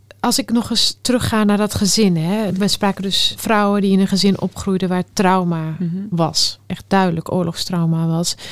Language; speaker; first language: Dutch; early bilingual, other home language; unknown